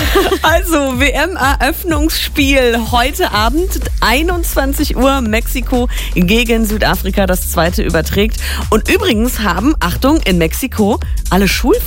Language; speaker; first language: German; native; German